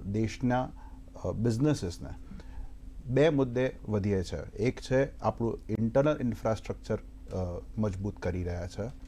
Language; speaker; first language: Gujarati; native; Gujarati